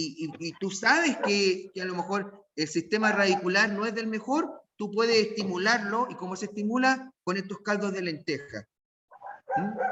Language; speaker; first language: Spanish; native; Spanish